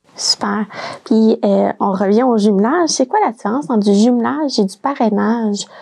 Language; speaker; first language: French; native; French